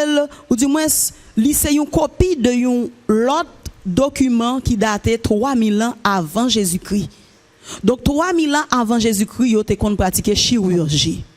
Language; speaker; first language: French; non-native, local second language; Haitian Creole